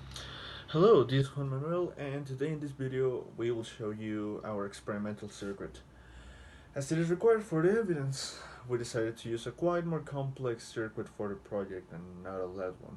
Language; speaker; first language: English; non-native, fluent; Spanish